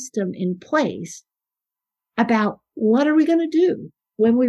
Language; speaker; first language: English; non-native, fluent; Spanish